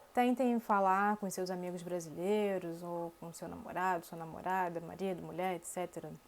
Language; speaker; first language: Portuguese; native; Portuguese